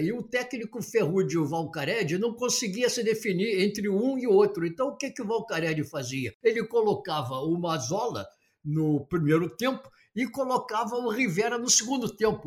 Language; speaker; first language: Portuguese; native; Portuguese